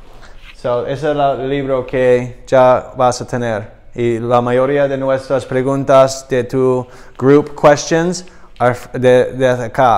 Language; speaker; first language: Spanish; non-native, learner; English